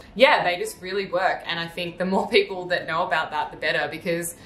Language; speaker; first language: English; native; English